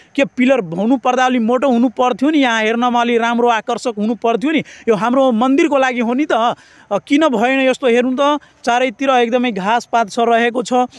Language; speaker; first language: Nepali; non-native, local second language; Maithili